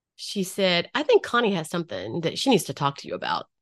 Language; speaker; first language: English; native; English